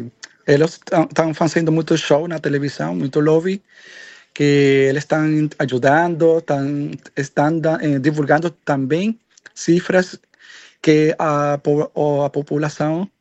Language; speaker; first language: Portuguese; non-native, learner; Spanish